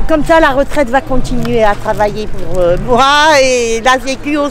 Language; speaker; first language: French; native; French